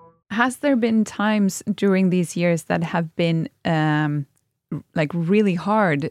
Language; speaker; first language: English; non-native, fluent; Norwegian